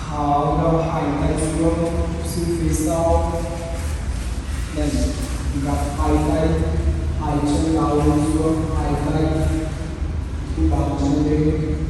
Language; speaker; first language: Vietnamese; non-native, learner; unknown